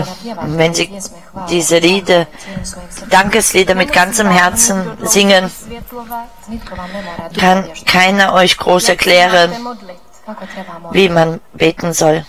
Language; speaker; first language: German; non-native, fluent; Czech